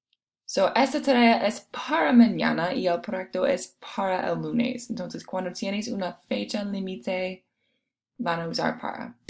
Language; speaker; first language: Spanish; non-native, fluent; English